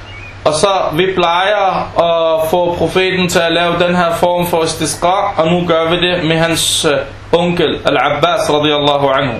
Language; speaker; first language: Danish; non-native, fluent; Arabic